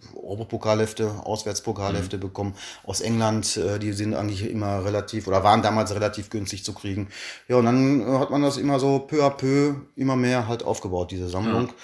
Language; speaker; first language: German; native; German